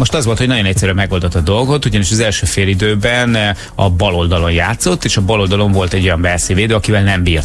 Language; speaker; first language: Hungarian; native; Hungarian